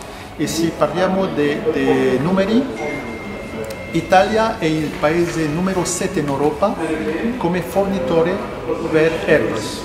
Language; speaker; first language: Italian; non-native, fluent; French